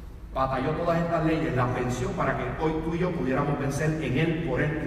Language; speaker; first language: Spanish; native; Spanish